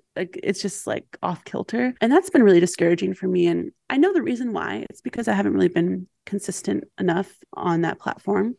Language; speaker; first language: English; native; English